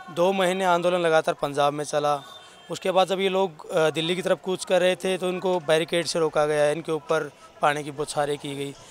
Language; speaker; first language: Hindi; native; Hindi